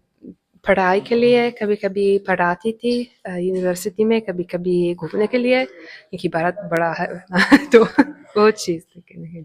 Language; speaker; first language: Hindi; non-native, fluent; Italian